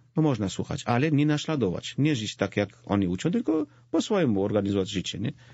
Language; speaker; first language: Polish; non-native, fluent; Georgian